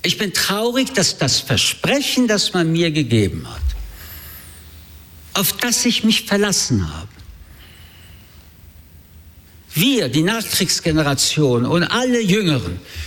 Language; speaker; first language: German; early bilingual, other home language; French